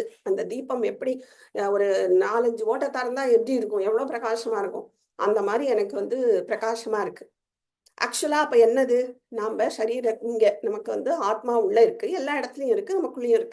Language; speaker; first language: Tamil; native; Tamil